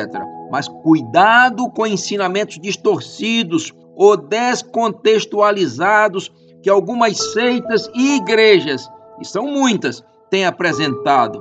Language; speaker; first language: Portuguese; native; Portuguese